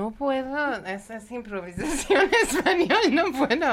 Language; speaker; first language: Spanish; non-native, learner; Persian